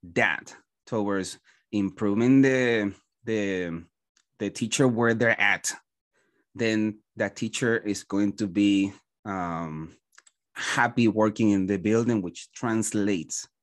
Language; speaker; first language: English; non-native, fluent; Spanish